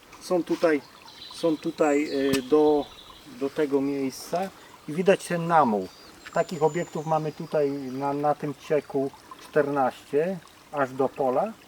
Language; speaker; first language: Polish; native; Polish